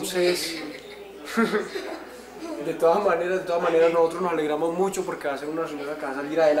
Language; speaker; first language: Spanish; native; Spanish